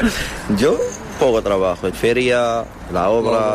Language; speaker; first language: Spanish; non-native, learner; Arabic